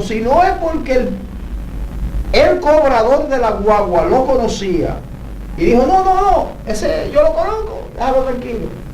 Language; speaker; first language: Spanish; native; Spanish